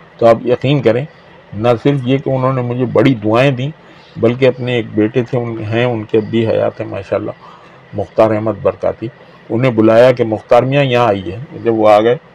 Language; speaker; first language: Urdu; native; Urdu